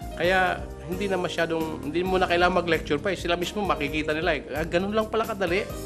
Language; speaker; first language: Filipino; native; Filipino